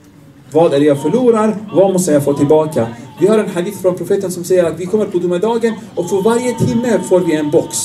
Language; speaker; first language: Swedish; non-native, fluent; Arabic